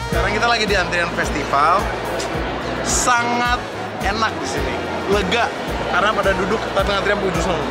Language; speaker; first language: Indonesian; native; Indonesian